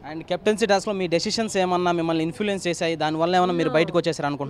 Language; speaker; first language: Telugu; native; Telugu